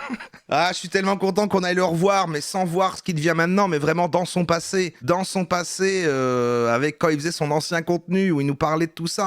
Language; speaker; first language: French; native; French